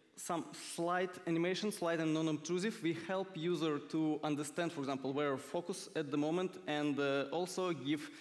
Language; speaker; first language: English; non-native, fluent; Russian